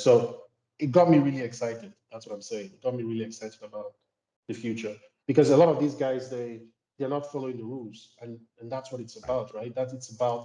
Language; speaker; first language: English; non-native, local second language; Igbo